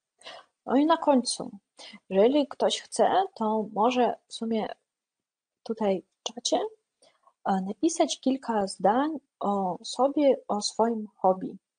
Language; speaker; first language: Polish; non-native, fluent; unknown